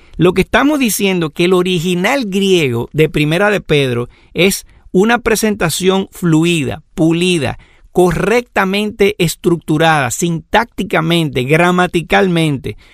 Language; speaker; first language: Spanish; native; Spanish